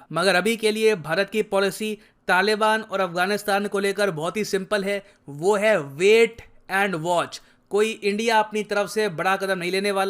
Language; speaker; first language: Hindi; native; Hindi